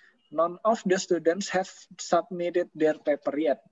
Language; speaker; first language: English; non-native, fluent; Indonesian